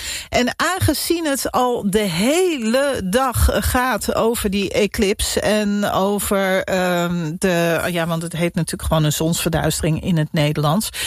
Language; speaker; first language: Dutch; native; Dutch